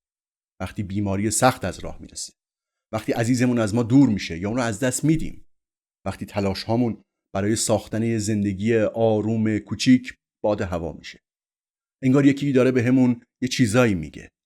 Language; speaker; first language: Persian; native; Persian